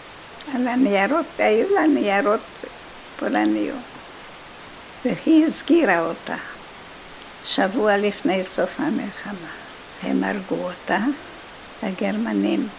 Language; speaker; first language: Hebrew; non-native, fluent; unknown